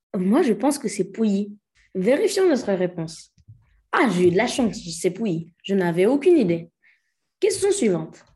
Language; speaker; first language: French; non-native, local second language; Wolof